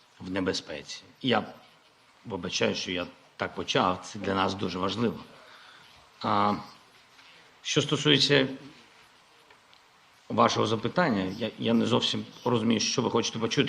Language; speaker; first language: Ukrainian; non-native, local second language; Russian